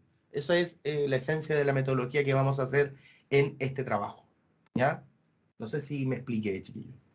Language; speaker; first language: Spanish; native; Spanish